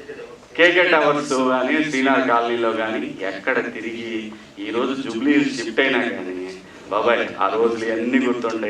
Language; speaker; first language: Telugu; native; Telugu